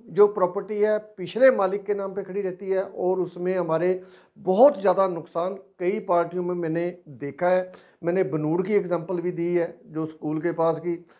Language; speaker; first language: Hindi; non-native, local second language; Punjabi